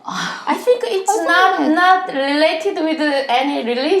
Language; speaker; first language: English; non-native, learner; Korean